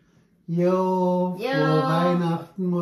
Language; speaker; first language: German; native; German